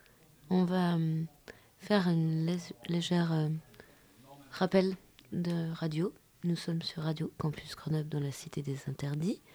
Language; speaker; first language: French; native; French